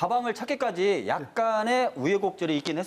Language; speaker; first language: Korean; native; Korean